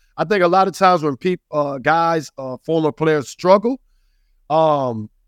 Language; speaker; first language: English; native; English